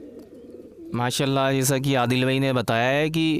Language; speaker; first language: Hindi; native; Hindi